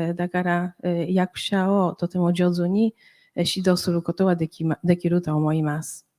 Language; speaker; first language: Japanese; non-native, fluent; Polish